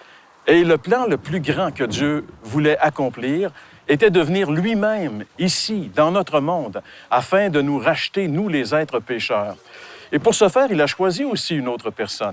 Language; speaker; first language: French; native; French